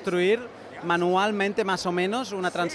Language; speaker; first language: Spanish; native; Spanish